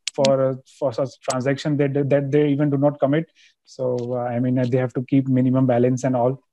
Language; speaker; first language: English; non-native, local second language; Hindi